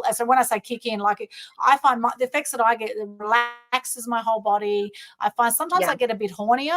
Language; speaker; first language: English; native; English